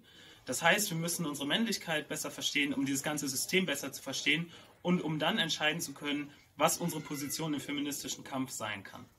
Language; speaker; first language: German; native; German